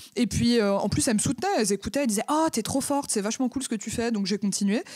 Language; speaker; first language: French; native; French